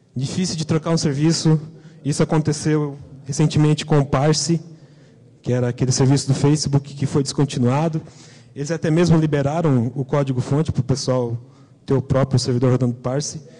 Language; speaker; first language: Portuguese; native; Portuguese